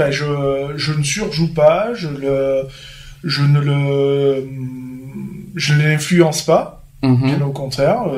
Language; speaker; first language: French; native; French